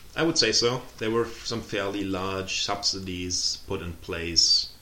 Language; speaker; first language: English; non-native, fluent; German